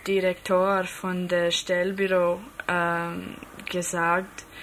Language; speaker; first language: German; non-native, learner; English